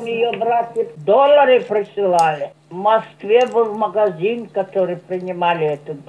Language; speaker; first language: Russian; non-native, local second language; German